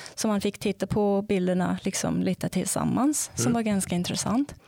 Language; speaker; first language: Swedish; non-native, fluent; English